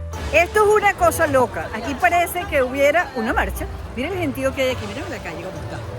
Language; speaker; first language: Spanish; native; Spanish